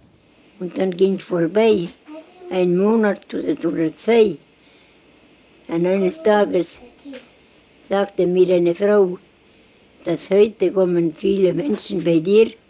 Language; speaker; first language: German; non-native, learner; Estonian